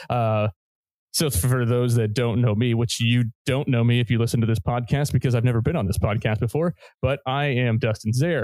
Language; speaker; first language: English; native; English